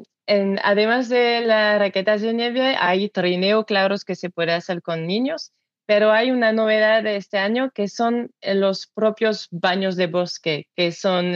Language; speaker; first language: Spanish; non-native, learner; French